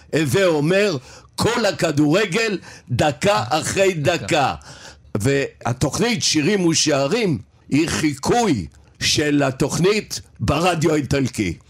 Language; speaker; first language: Hebrew; native; Hebrew